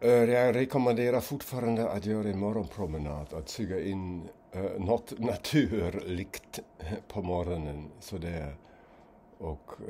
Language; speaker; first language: Swedish; non-native, fluent; German